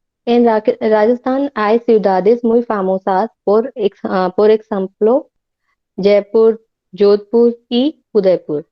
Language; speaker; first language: Spanish; non-native, learner; Hindi